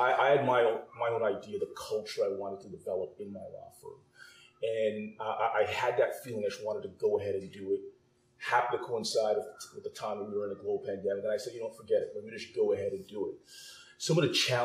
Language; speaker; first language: English; native; English